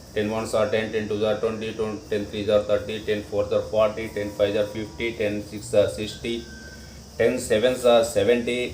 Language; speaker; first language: English; non-native, local second language; Telugu